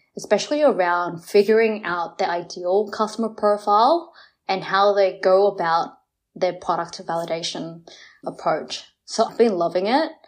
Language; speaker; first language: English; early bilingual, other home language; Vietnamese